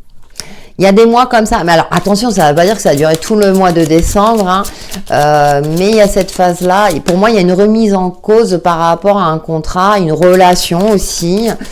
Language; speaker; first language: French; native; French